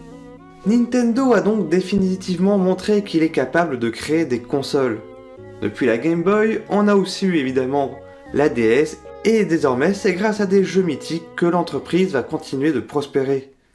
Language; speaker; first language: French; native; French